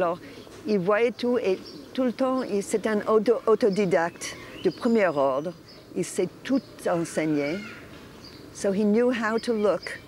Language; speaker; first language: French; non-native, fluent; English